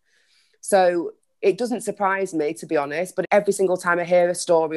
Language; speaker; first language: English; native; English